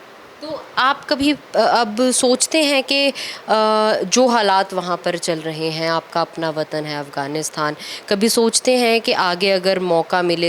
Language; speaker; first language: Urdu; non-native, local second language; Punjabi